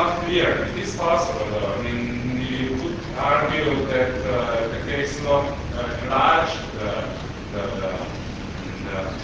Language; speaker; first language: English; non-native, fluent; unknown